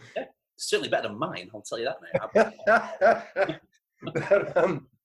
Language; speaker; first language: English; native; English